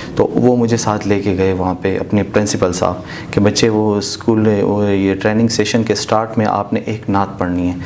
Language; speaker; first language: Urdu; native; Urdu